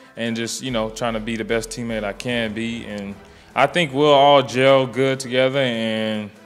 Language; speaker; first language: English; native; English